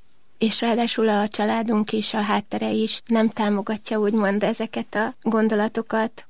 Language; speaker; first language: Hungarian; native; Hungarian